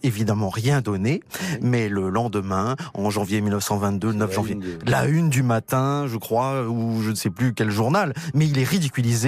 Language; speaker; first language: French; native; French